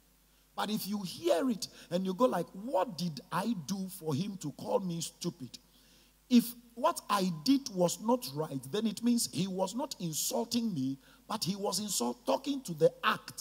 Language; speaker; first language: English; non-native, local second language; Ga